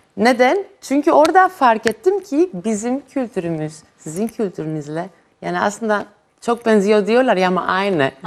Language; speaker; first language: Turkish; non-native, fluent; Greek